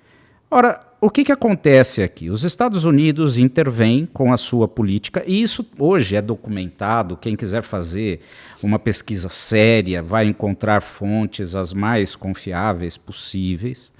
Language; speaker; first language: Portuguese; native; Portuguese